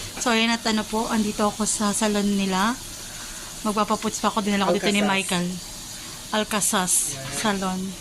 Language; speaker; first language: Filipino; native; Filipino